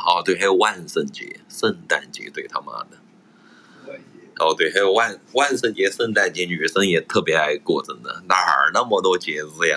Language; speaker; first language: Chinese; native; Chinese